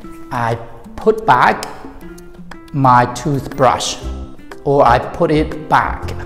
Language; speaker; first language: English; non-native, fluent; Khmer